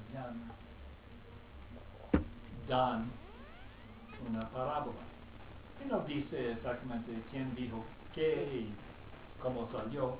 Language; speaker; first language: Spanish; non-native, fluent; English